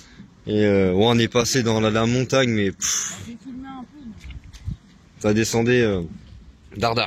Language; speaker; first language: French; native; French